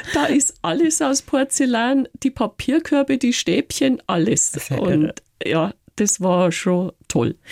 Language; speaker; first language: German; native; German